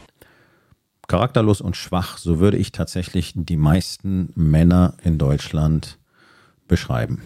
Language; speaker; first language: German; native; German